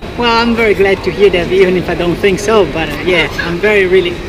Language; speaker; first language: English; non-native, fluent; Portuguese